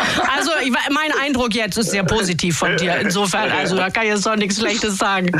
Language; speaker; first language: German; native; German